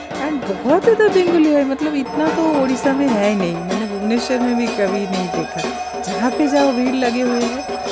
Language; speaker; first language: Hindi; non-native, local second language; Bangla